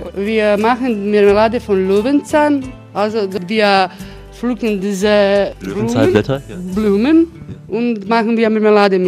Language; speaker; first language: German; non-native, learner; Croatian